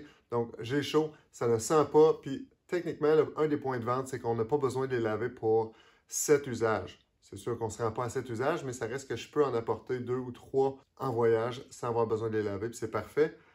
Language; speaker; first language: French; native; French